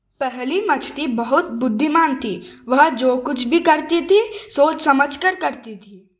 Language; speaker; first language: Hindi; non-native, local second language; Telugu